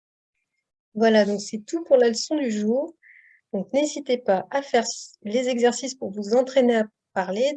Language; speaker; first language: French; native; French